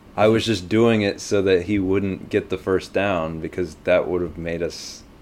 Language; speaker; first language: English; native; English